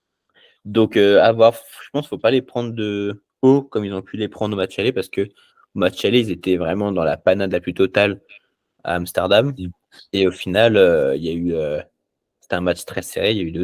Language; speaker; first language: French; native; French